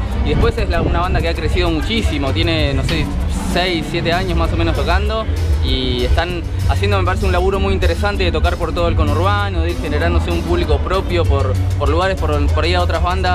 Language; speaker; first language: Spanish; native; Spanish